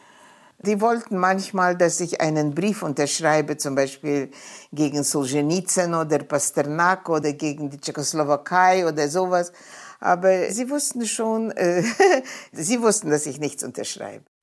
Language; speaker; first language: German; non-native, fluent; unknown